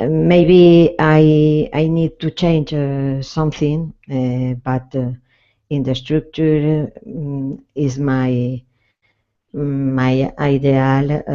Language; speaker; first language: English; non-native, learner; Spanish